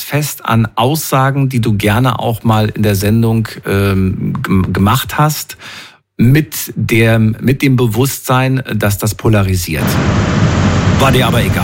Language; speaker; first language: German; native; German